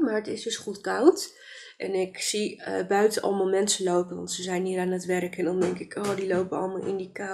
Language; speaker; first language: Dutch; native; Dutch